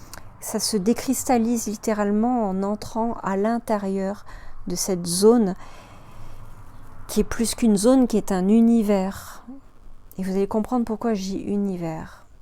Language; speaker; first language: French; native; French